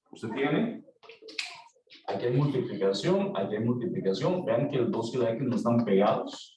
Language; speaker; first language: Spanish; native; Spanish